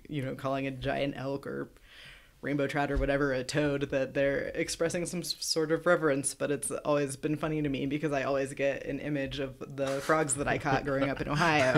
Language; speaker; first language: English; native; English